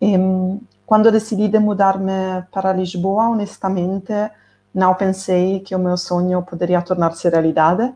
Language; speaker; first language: Portuguese; non-native, fluent; Italian